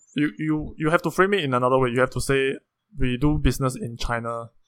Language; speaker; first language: English; native; English